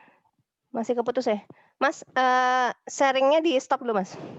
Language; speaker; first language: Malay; non-native, local second language; Javanese